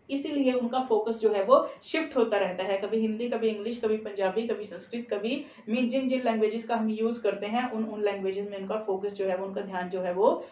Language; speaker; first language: Hindi; non-native, local second language; Punjabi